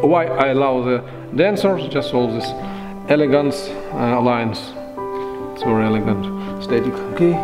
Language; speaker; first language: English; non-native, fluent; Russian